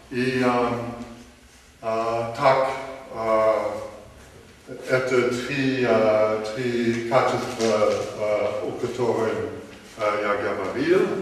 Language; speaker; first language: Russian; non-native, learner; English